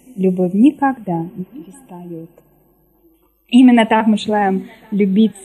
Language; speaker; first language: Russian; native; Russian